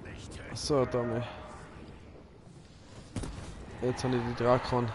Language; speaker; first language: German; native; German